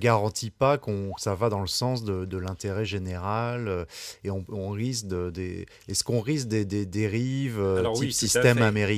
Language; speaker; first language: French; native; French